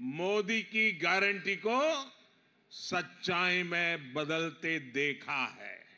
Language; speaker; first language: Hindi; non-native, local second language; Gujarati